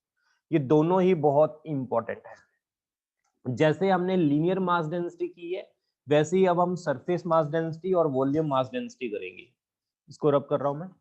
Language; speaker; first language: Hindi; native; Hindi